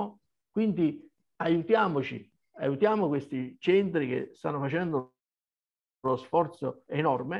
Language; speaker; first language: Italian; native; Italian